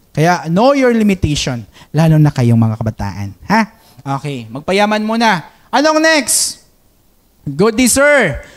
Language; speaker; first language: Filipino; non-native, local second language; Hiligaynon